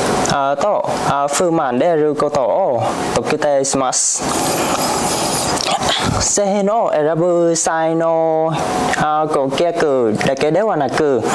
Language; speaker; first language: Japanese; non-native, learner; Vietnamese